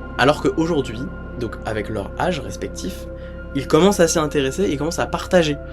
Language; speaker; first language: French; native; French